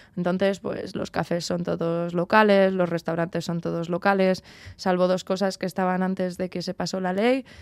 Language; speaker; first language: Spanish; early bilingual, heritage; Spanish